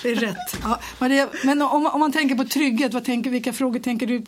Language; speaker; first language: Swedish; native; Swedish